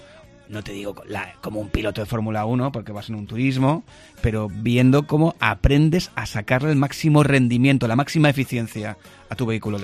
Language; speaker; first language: Spanish; native; Spanish